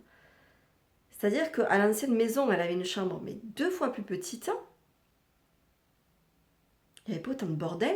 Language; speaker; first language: French; native; French